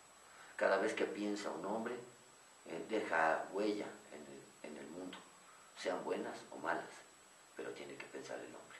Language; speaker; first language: Spanish; native; Spanish